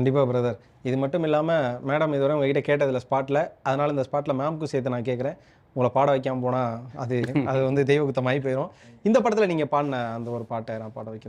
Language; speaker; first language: Tamil; native; Tamil